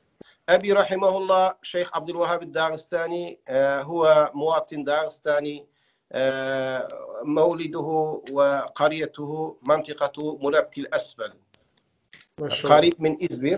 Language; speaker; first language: Arabic; non-native, fluent; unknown